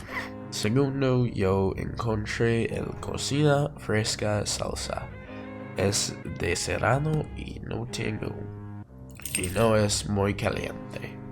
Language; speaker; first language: Spanish; non-native, learner; English